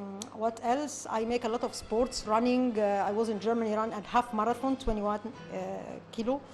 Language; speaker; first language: English; non-native, learner; Arabic